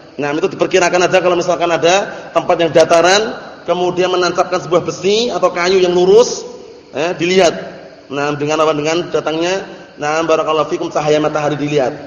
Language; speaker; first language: Indonesian; native; Indonesian